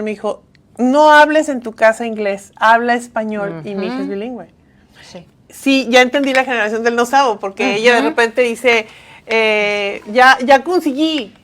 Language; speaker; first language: Spanish; native; Spanish